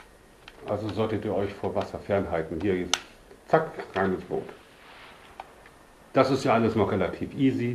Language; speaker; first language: German; native; German